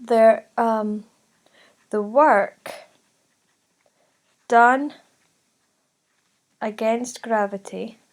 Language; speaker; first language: English; native; English